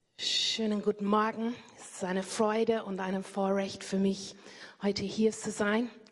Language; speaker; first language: German; non-native, fluent; English